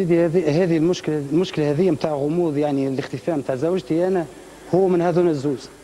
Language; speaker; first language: Arabic; native; Arabic